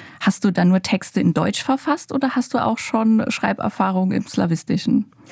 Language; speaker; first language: German; native; German